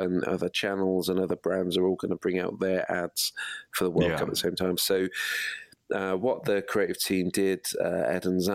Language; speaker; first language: English; native; English